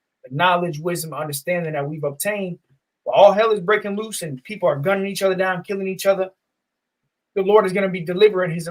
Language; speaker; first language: English; native; English